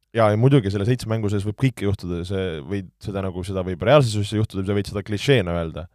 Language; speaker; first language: Estonian; native; Estonian